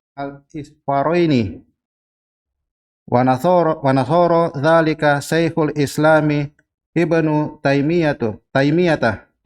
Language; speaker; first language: Arabic; non-native, learner; Indonesian